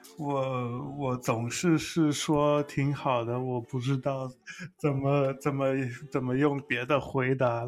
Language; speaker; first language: Chinese; non-native, learner; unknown